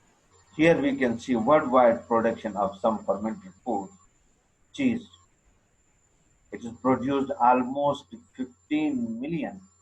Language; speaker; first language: English; non-native, local second language; Urdu